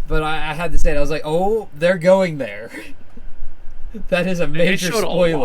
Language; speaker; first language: English; native; English